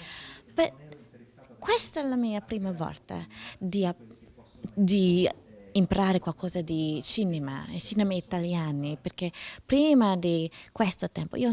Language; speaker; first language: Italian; non-native, learner; English